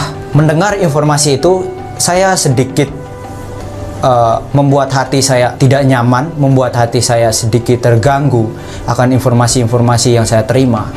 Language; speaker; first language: Indonesian; non-native, local second language; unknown